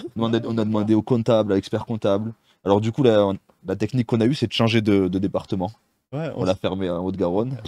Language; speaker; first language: French; native; French